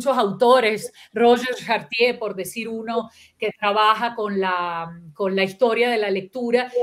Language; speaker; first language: Spanish; non-native, local second language; Italian